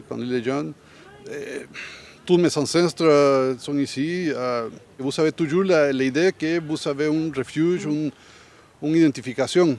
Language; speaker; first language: French; non-native, learner; Spanish